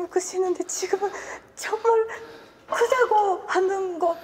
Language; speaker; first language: Korean; non-native, fluent; Japanese